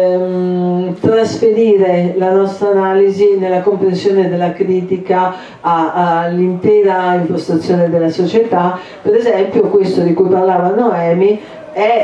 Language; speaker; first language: Italian; native; Italian